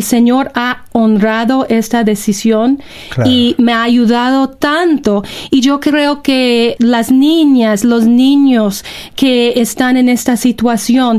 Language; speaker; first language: Spanish; non-native, fluent; English